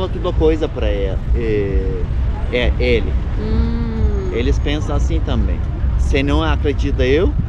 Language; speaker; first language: Portuguese; non-native, learner; Turkish